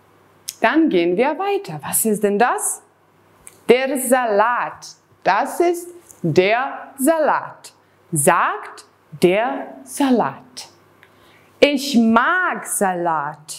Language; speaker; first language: German; non-native, fluent; Serbian